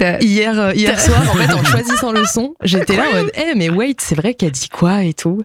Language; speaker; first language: French; early bilingual, other home language; Japanese